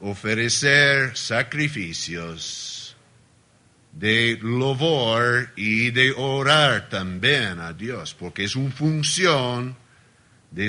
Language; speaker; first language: Spanish; non-native, learner; Portuguese